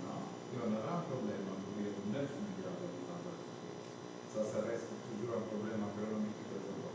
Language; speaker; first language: French; non-native, fluent; Italian